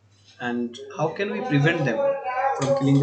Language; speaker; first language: English; non-native, local second language; Bangla